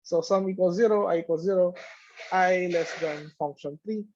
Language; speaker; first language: English; non-native, local second language; Filipino